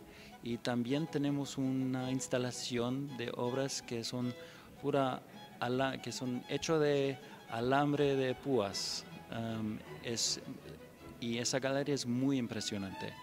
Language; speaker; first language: Spanish; non-native, fluent; English